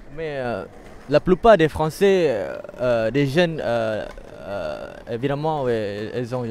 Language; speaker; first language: French; non-native, learner; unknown